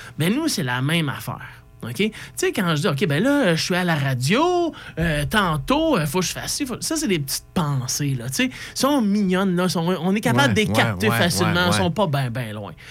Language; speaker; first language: French; native; French